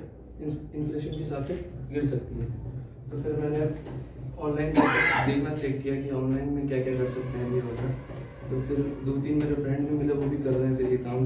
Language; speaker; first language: Hindi; native; Hindi